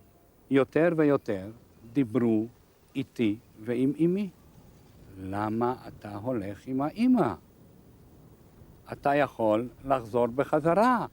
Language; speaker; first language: Hebrew; non-native, fluent; Hungarian